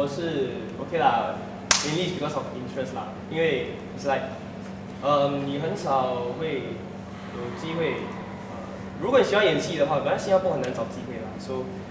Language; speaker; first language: Chinese; native; Chinese